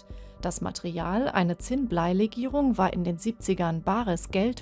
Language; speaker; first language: German; native; German